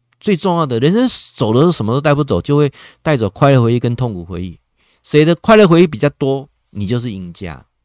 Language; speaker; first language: Chinese; native; Chinese